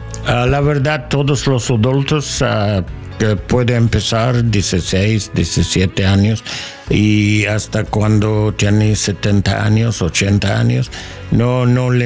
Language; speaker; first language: Spanish; non-native, learner; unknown